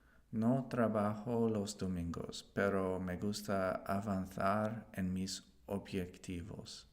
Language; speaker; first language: Spanish; non-native, learner; English